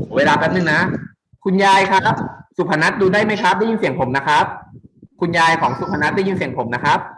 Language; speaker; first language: Thai; native; Thai